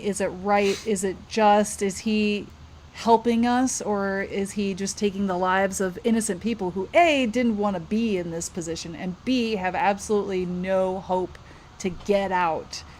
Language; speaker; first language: English; native; English